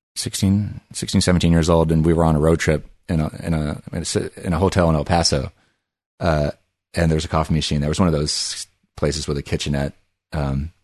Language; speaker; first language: English; early bilingual, other home language; Italian